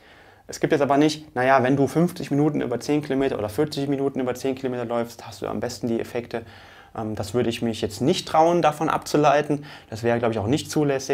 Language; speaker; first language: German; native; German